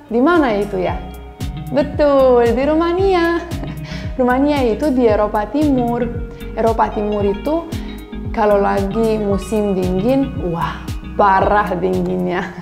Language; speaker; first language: Indonesian; non-native, learner; Romanian